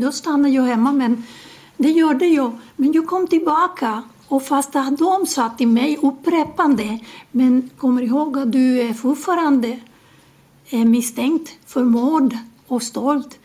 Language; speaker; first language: Swedish; non-native, learner; Spanish